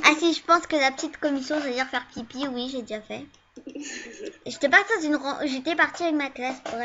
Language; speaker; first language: French; early bilingual, other home language; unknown